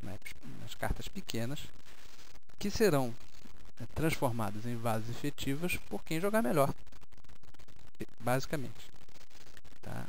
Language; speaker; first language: Portuguese; native; Portuguese